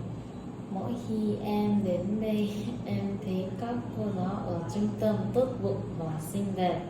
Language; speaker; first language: Vietnamese; non-native, learner; Korean